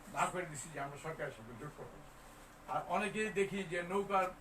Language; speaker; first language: Bangla; native; Bangla